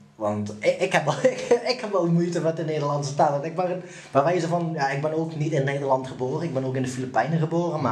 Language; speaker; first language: Dutch; native; Dutch